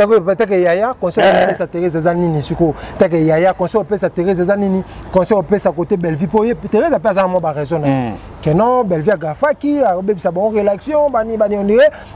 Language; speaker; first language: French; non-native, local second language; Lingala